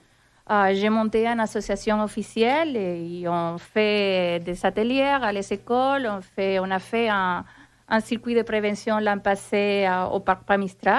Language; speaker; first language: French; non-native, fluent; Spanish